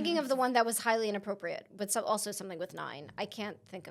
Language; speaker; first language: English; native; English